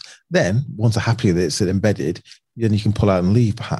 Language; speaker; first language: English; native; English